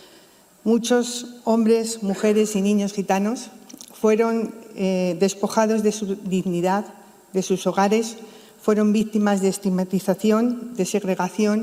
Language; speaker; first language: Spanish; native; Spanish